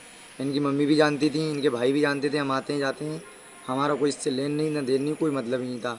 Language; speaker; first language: Hindi; native; Hindi